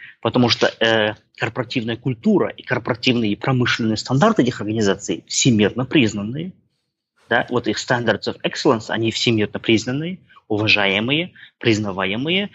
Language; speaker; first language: Russian; non-native, local second language; Kazakh